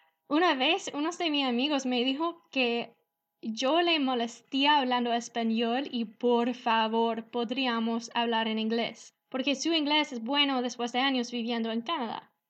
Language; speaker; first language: Spanish; non-native, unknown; English